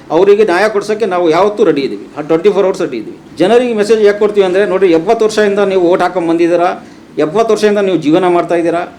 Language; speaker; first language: Kannada; non-native, local second language; Urdu